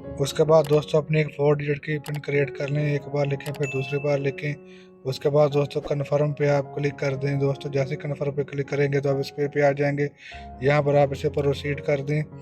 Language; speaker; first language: Urdu; non-native, local second language; Punjabi